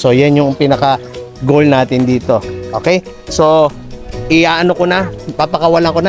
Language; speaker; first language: Filipino; native; Filipino